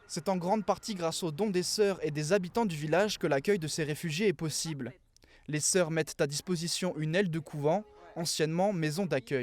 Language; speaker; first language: French; native; French